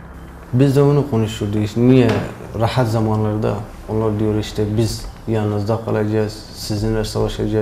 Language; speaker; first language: Turkish; non-native, learner; Kurdish